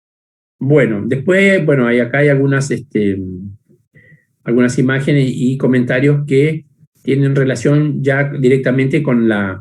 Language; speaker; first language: Spanish; native; Spanish